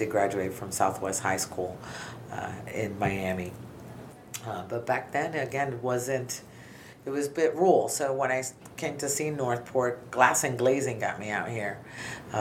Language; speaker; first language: English; native; English